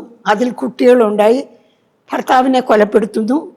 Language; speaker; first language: Malayalam; native; Malayalam